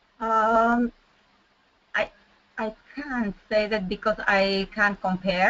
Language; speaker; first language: English; non-native, learner; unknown